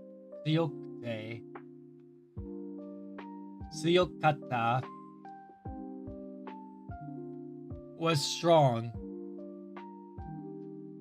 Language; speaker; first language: Japanese; non-native, learner; English